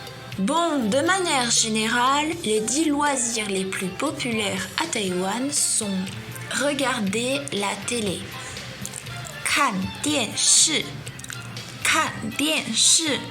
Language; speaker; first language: French; non-native, fluent; Chinese